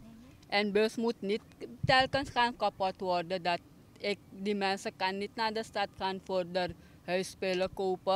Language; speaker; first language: Dutch; non-native, local second language; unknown